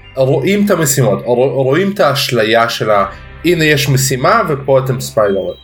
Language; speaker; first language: Hebrew; early bilingual, other home language; Russian